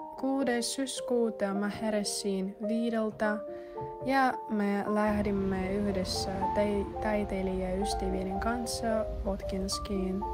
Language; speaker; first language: Finnish; non-native, learner; Russian